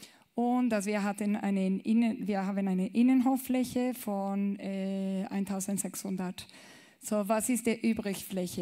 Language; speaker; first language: German; non-native, learner; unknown